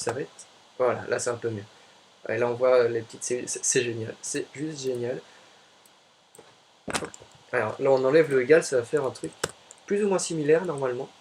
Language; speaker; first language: French; native; French